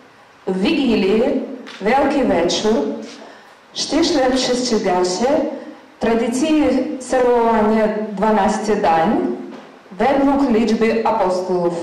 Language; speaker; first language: Polish; non-native, learner; Ukrainian